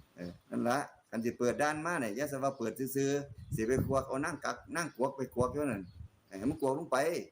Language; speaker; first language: Thai; native; Thai